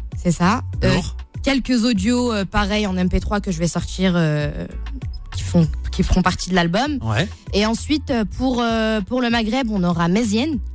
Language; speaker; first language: French; native; French